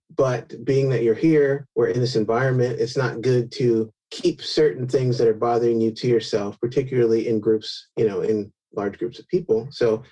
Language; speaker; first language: English; native; English